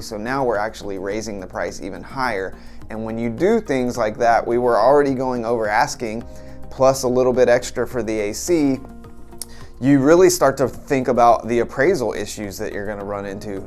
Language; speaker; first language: English; native; English